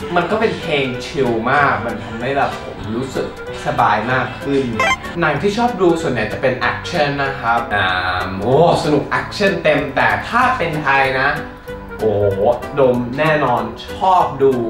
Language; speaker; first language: Thai; early bilingual, heritage; English